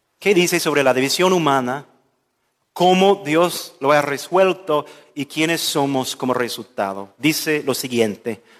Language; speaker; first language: Spanish; non-native, fluent; English